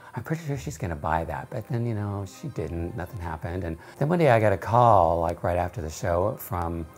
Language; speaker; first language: English; native; English